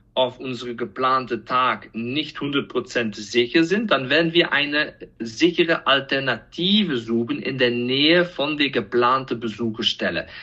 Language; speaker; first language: German; non-native, fluent; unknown